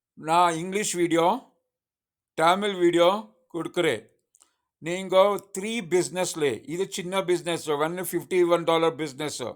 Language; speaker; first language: Tamil; non-native, learner; Kannada